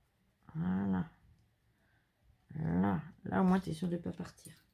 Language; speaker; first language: French; native; French